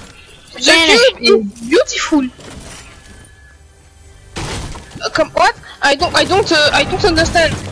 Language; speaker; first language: English; non-native, learner; French